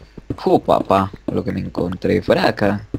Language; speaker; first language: Spanish; native; Spanish